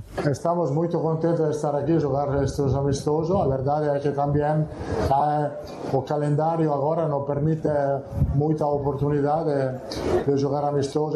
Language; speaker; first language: Portuguese; non-native, fluent; Italian